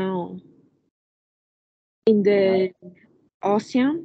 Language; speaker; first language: English; non-native, learner; Spanish